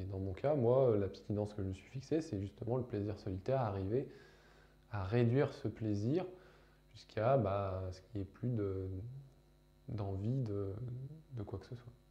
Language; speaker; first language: French; native; French